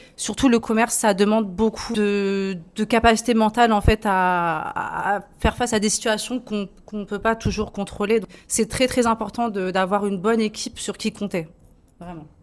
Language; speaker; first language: French; native; French